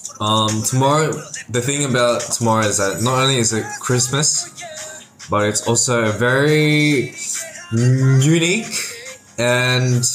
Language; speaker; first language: English; native; English